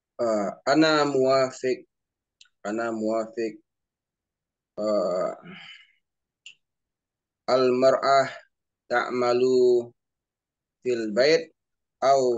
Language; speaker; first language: Arabic; non-native, learner; Indonesian